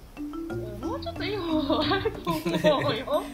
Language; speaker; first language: Japanese; native; Japanese